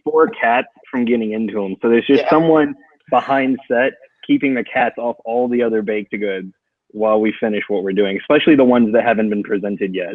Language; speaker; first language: English; native; English